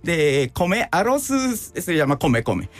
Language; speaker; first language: Spanish; non-native, learner; Japanese